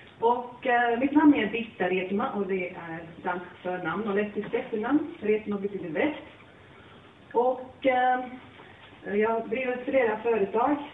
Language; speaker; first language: Swedish; non-native, fluent; Latvian